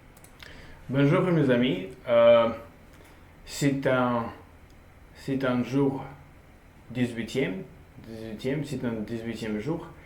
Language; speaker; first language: French; non-native, learner; Russian